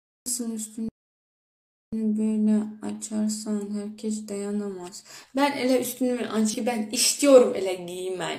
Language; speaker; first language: Turkish; early bilingual, heritage; Turkish